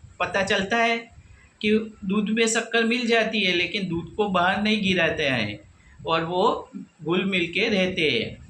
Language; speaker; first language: Hindi; non-native, local second language; Gujarati